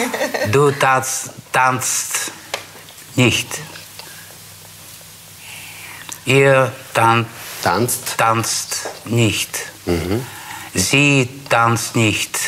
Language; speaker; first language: German; non-native, learner; Russian